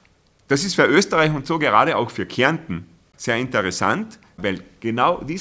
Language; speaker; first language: German; native; German